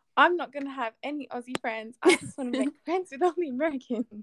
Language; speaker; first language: English; native; English